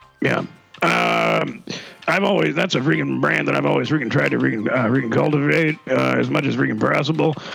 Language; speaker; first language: English; native; English